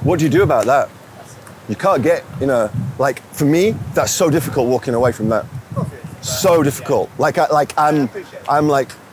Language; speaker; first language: English; native; English